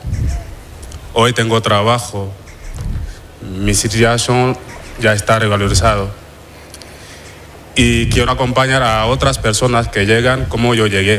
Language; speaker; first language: Spanish; non-native, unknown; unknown